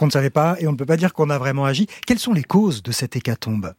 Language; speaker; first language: French; native; French